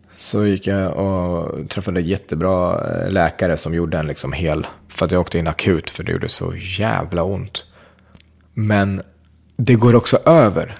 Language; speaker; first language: Swedish; early bilingual, other home language; Central Kurdish